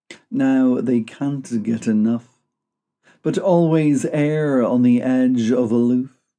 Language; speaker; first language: English; native; English